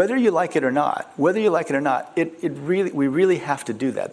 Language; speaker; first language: English; early bilingual, other home language; Korean